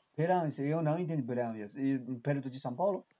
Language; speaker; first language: Portuguese; non-native, learner; Chinese